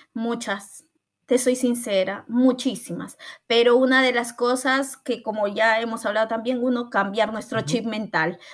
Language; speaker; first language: Spanish; native; Spanish